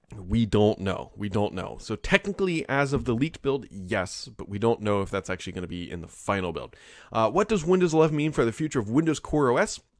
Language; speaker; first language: English; native; English